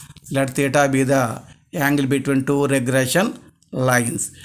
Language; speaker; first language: English; non-native, local second language; Telugu